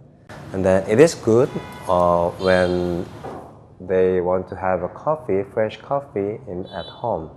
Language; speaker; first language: English; non-native, fluent; Korean